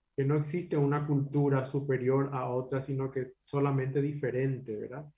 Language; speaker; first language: Spanish; native; Spanish